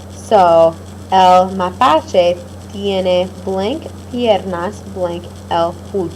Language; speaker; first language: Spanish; non-native, fluent; English